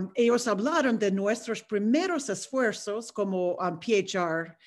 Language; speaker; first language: Spanish; non-native, fluent; English